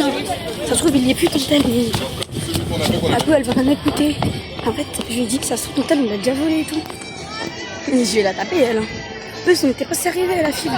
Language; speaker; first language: French; native; French